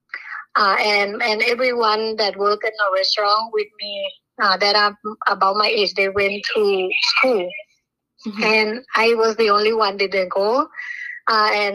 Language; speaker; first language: English; non-native, learner; Thai